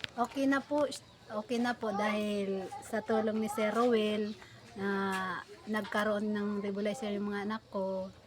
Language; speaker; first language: Filipino; non-native, local second language; Bikol